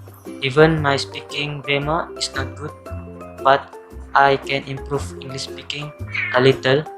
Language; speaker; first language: English; non-native, local second language; Malay